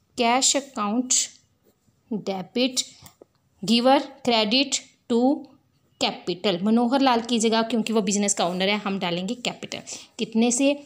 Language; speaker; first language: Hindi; non-native, local second language; Punjabi